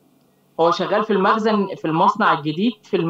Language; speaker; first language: Arabic; native; Arabic